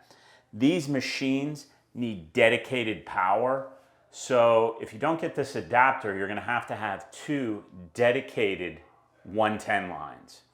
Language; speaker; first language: English; native; English